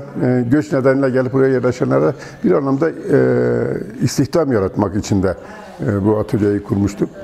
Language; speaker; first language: Turkish; native; Turkish